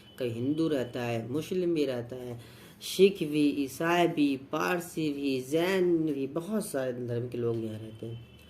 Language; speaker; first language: Hindi; native; Hindi